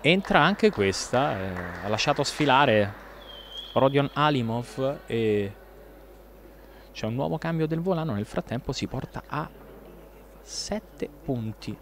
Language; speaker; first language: Italian; native; Italian